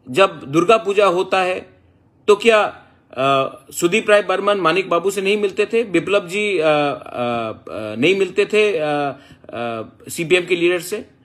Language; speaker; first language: Hindi; non-native, local second language; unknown